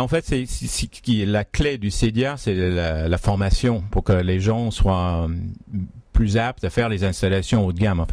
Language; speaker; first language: French; native; French